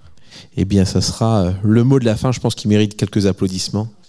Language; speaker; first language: French; native; French